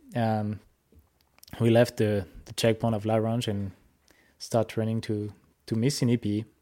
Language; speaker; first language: English; non-native, fluent; French